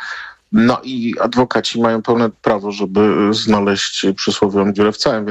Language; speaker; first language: Polish; native; Polish